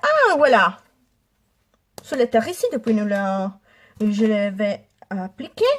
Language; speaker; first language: French; non-native, learner; Italian